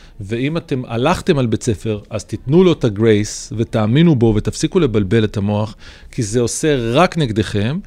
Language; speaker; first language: Hebrew; native; Hebrew